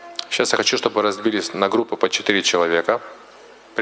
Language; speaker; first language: Russian; native; Russian